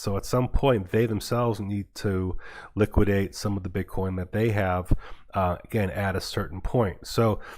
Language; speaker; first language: English; native; English